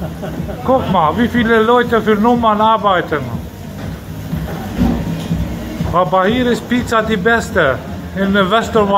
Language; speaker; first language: German; non-native, learner; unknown